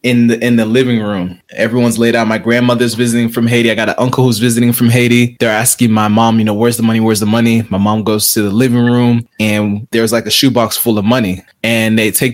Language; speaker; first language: English; native; English